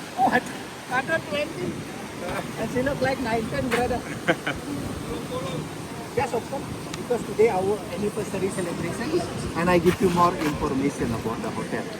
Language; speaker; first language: English; non-native, learner; Indonesian